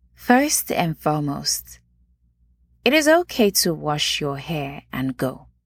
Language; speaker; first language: English; non-native, local second language; Yoruba